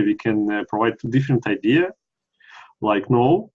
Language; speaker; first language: English; non-native, learner; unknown